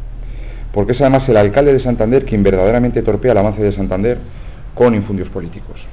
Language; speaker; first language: Spanish; native; Spanish